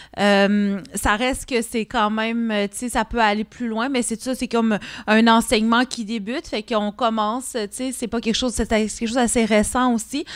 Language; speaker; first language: French; non-native, local second language; Innu-aimun